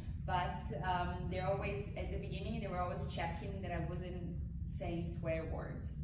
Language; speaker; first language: English; non-native, fluent; Italian